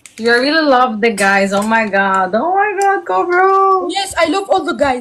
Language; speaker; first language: English; non-native, learner; Arabic